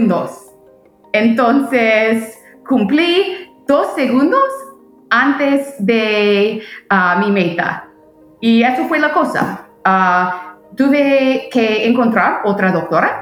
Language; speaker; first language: Spanish; non-native, fluent; English